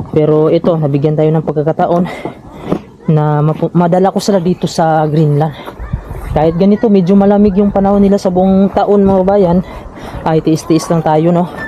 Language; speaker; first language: Filipino; non-native, local second language; Cebuano